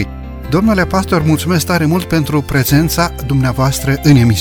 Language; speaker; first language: Romanian; native; Romanian